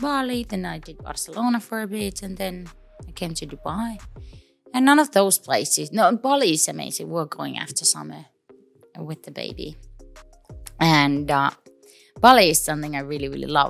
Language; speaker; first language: English; non-native, fluent; Finnish